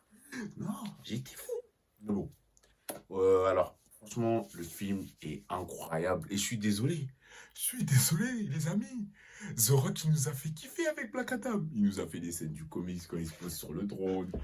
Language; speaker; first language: French; native; French